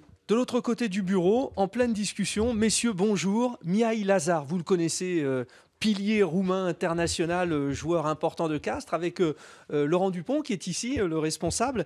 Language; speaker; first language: French; native; French